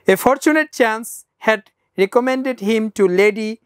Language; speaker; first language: English; non-native, local second language; Bangla